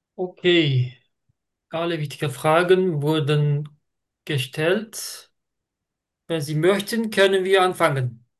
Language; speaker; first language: German; non-native, fluent; Turkish